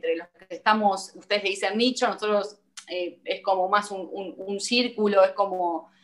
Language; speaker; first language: Spanish; native; Spanish